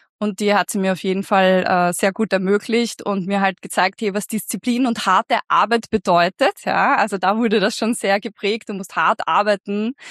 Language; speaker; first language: German; native; German